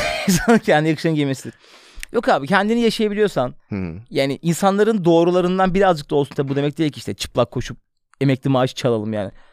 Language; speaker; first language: Turkish; native; Turkish